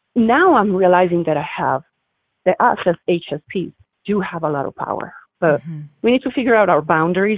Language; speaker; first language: English; non-native, fluent; Italian